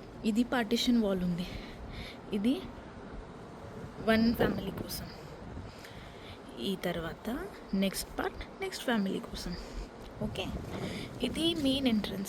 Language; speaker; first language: Telugu; non-native, learner; Marathi